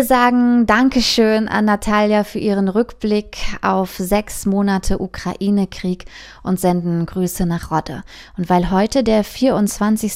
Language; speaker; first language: German; native; German